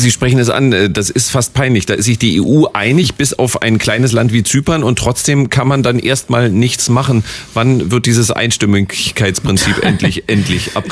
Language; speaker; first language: German; native; German